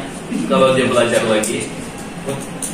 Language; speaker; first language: Indonesian; non-native, fluent; Turkish